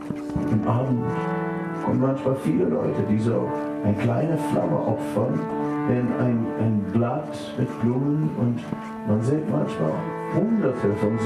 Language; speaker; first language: German; non-native, fluent; Dutch